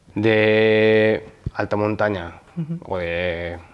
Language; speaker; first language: Spanish; non-native, local second language; Occitan